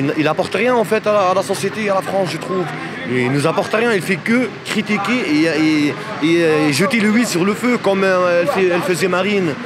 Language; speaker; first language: French; native; French